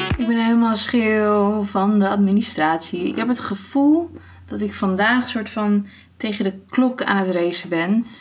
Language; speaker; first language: Dutch; early bilingual, other home language; Armenian